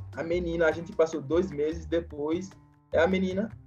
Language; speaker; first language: Portuguese; non-native, fluent; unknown